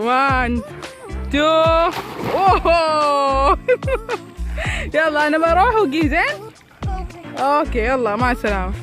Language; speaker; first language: Arabic; non-native, learner; Malayalam